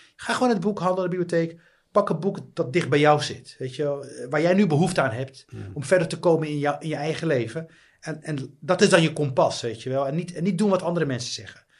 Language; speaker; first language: Dutch; early bilingual, other home language; Riffian